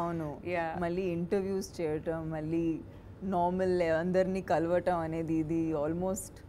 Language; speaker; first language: Telugu; non-native, fluent; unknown